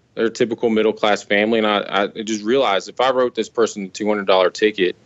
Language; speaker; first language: English; native; English